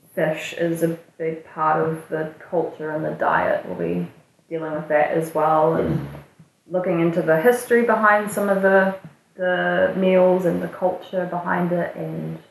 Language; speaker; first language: English; native; English